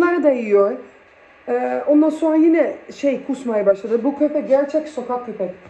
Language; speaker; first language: Turkish; early bilingual, heritage; Turkish